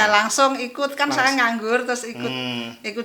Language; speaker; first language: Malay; non-native, local second language; Javanese